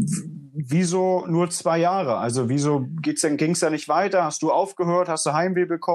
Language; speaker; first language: German; native; German